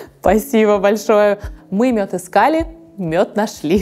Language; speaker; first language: Russian; native; Russian